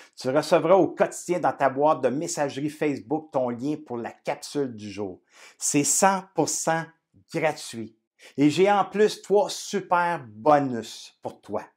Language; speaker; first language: French; native; French